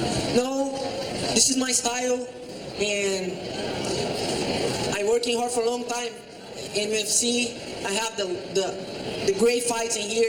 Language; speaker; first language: English; non-native, learner; Portuguese